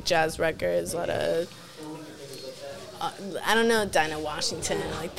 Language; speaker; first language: English; early bilingual, other home language; Spanish